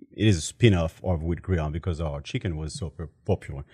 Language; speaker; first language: English; non-native, fluent; French